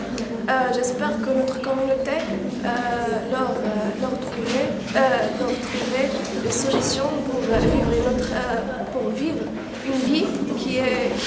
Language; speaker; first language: French; non-native, learner; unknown